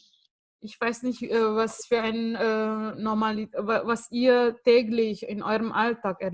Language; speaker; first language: German; non-native, fluent; Indonesian